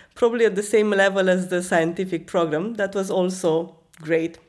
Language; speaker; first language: English; non-native, fluent; Romanian